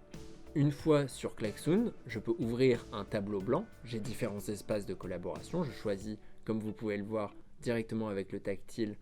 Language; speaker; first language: French; native; French